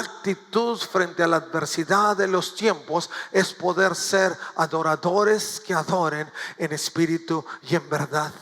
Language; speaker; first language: Spanish; native; Spanish